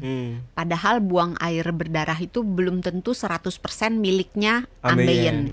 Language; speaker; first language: Indonesian; native; Indonesian